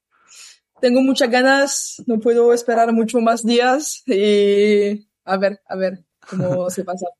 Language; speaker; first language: Spanish; non-native, learner; French